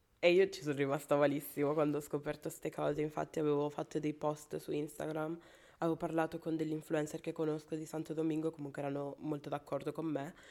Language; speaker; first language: Italian; non-native, fluent; Spanish